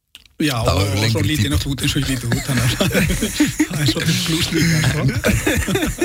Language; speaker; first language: Icelandic; native; Icelandic